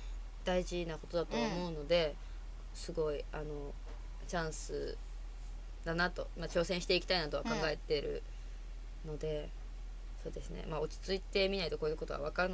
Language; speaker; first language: Japanese; native; Japanese